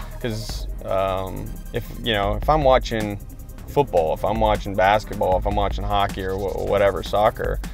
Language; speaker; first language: English; native; English